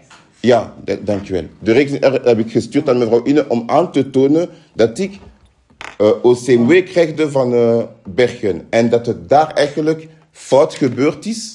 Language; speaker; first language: Dutch; non-native, fluent; French